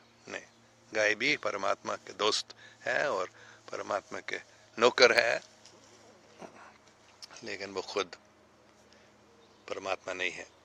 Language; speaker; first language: Hindi; non-native, fluent; English